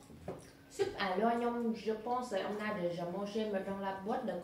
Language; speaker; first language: French; non-native, learner; Vietnamese